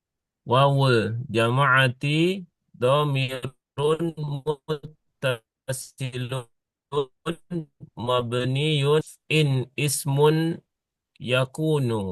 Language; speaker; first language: Arabic; non-native, learner; Indonesian